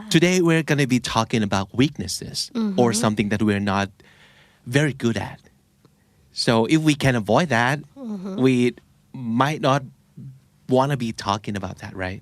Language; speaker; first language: English; non-native, fluent; Thai